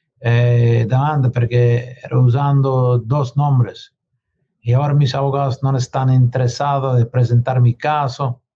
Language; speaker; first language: Spanish; non-native, learner; English